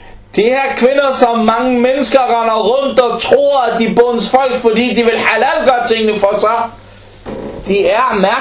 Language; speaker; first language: Danish; non-native, fluent; Arabic